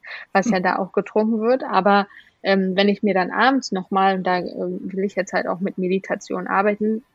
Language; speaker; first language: German; native; German